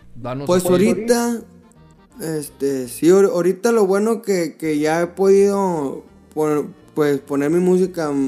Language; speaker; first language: Spanish; early bilingual, heritage; Spanish